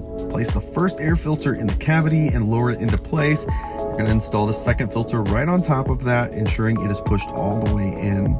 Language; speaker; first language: English; native; English